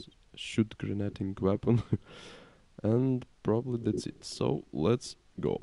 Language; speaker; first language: English; non-native, learner; Ukrainian